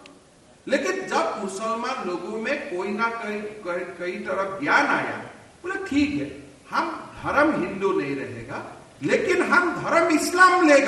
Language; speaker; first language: Hindi; non-native, local second language; Assamese